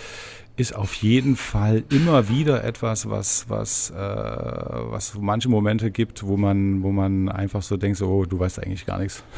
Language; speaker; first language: German; native; German